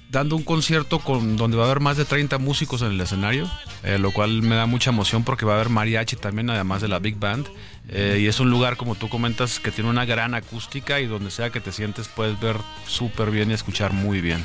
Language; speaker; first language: Spanish; native; Spanish